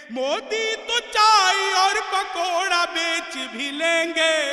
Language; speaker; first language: Hindi; native; Hindi